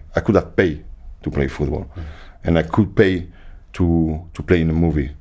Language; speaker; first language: English; non-native, fluent; French